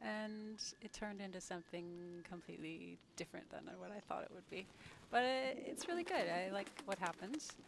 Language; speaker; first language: English; native; English